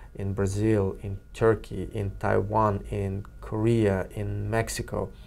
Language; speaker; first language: English; non-native, fluent; Russian